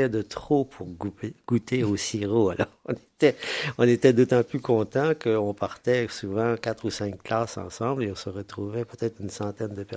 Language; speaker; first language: French; native; French